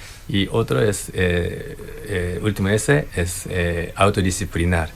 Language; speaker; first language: Spanish; non-native, learner; Japanese